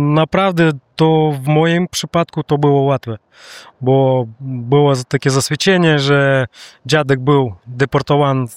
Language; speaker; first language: Polish; non-native, learner; Russian